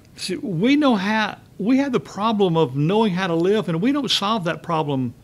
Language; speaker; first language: English; native; English